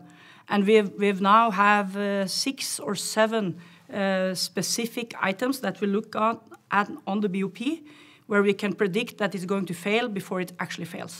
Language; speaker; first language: English; non-native, fluent; Norwegian